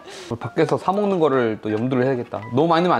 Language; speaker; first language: Korean; native; Korean